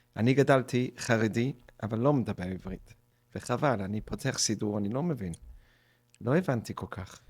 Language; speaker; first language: Hebrew; non-native, fluent; English